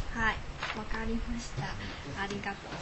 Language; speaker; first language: Japanese; non-native, learner; Chinese